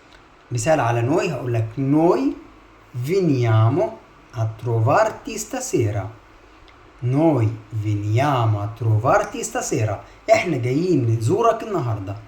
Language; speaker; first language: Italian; non-native, fluent; Arabic